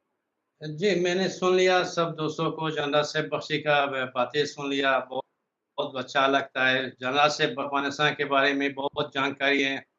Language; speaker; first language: Hindi; non-native, fluent; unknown